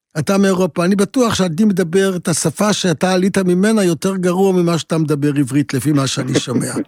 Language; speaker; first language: Hebrew; native; Hebrew